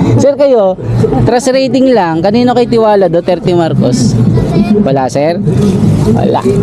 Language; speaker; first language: Filipino; native; Filipino